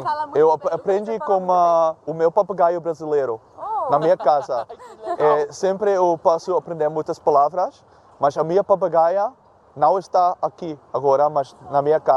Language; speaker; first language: Portuguese; non-native, learner; Dutch